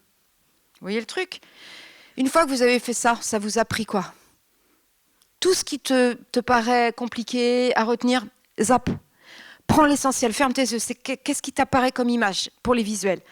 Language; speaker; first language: French; native; French